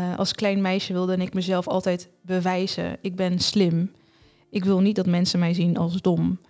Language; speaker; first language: Dutch; early bilingual, other home language; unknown